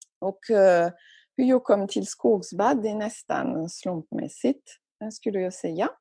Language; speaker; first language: Swedish; non-native, fluent; French